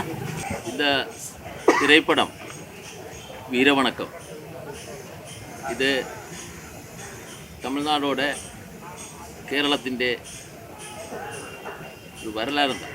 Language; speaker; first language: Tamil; non-native, learner; Malayalam